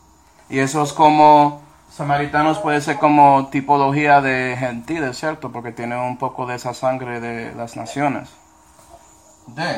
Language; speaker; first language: Spanish; non-native, fluent; English